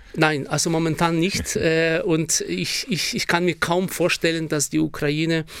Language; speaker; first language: German; non-native, fluent; Ukrainian